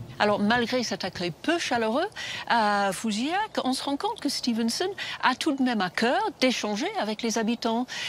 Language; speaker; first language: French; non-native, fluent; English